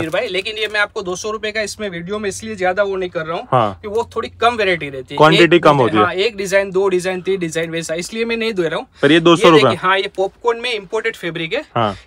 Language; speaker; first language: Hindi; non-native, local second language; Gujarati